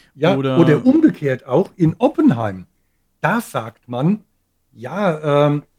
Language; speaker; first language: German; native; German